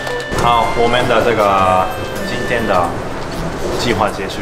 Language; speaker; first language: Chinese; non-native, learner; Japanese